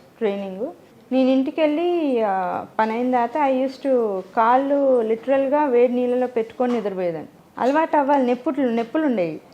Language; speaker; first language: Telugu; native; Telugu